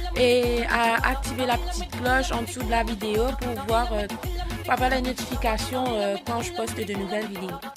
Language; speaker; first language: French; native; French